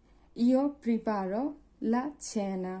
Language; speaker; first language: Italian; non-native, fluent; Bangla